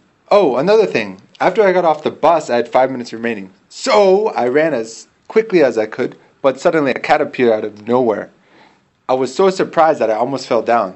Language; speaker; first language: English; native; English